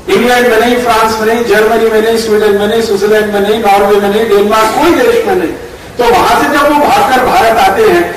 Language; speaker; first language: Hindi; native; Hindi